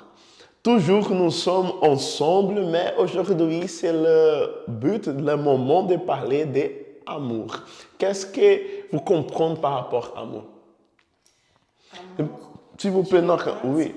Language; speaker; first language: French; non-native, fluent; Portuguese